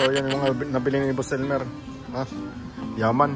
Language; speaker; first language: Filipino; native; Filipino